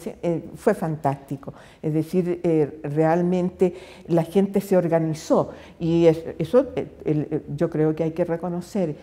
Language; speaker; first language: Spanish; native; Spanish